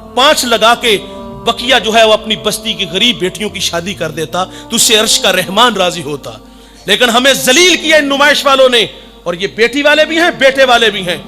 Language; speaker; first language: Urdu; non-native, local second language; Punjabi